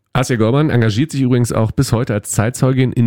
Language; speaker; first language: German; native; German